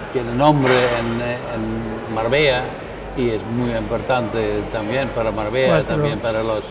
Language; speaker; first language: Spanish; non-native, learner; Dutch